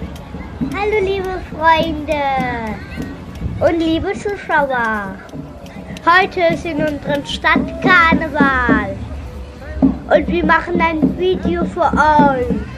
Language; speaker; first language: German; non-native, learner; Tajik